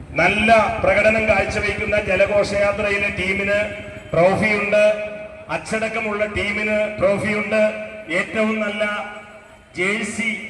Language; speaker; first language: Malayalam; native; Malayalam